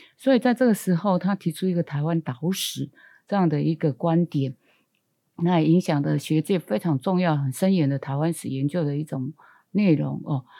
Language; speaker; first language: Chinese; native; Chinese